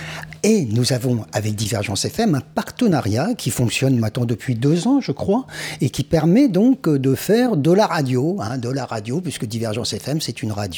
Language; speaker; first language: French; native; French